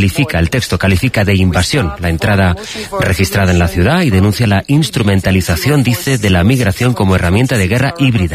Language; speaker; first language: Spanish; native; Spanish